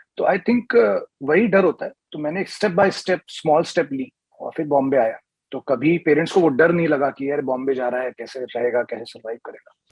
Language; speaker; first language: Hindi; native; Hindi